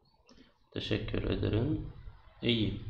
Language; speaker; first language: Turkish; non-native, fluent; Arabic